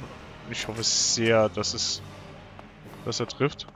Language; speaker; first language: German; native; German